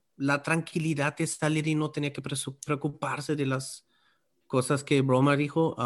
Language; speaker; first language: Spanish; non-native, fluent; German